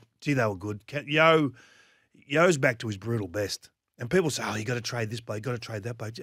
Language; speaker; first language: English; native; English